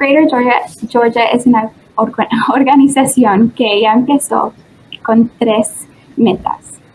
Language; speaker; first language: Spanish; early bilingual, heritage; Spanish